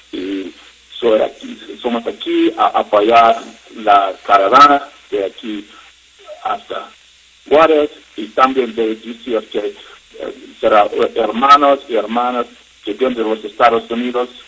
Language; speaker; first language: Spanish; non-native, learner; English